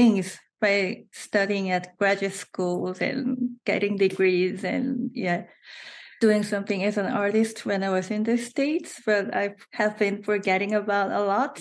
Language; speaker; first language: English; non-native, fluent; Korean